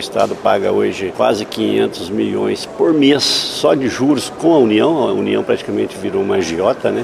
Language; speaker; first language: Portuguese; native; Portuguese